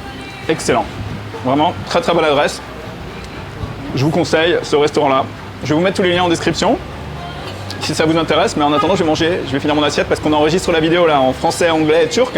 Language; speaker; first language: French; native; French